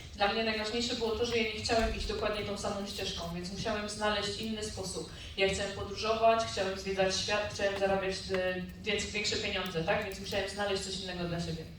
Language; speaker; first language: Polish; native; Polish